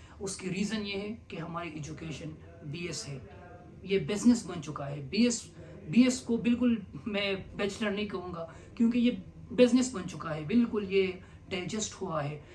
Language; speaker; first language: Urdu; non-native, local second language; Pashto